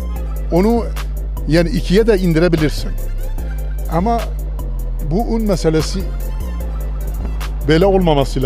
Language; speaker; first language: Turkish; non-native, local second language; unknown